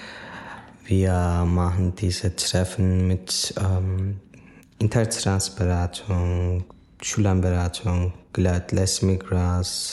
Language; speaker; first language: German; non-native, learner; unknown